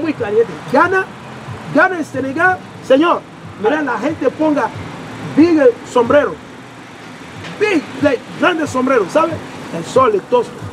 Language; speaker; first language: Spanish; non-native, learner; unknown